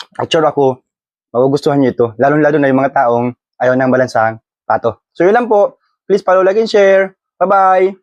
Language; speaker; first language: Filipino; native; Filipino